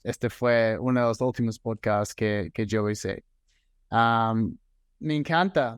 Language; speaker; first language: Spanish; non-native, fluent; English